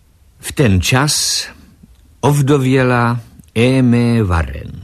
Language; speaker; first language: Czech; native; Czech